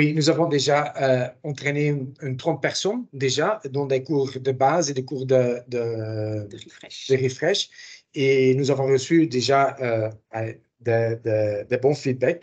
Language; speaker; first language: French; non-native, local second language; Dutch